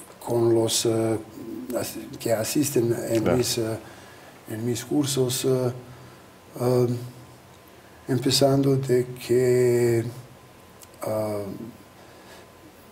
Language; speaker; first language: Spanish; non-native, fluent; Albanian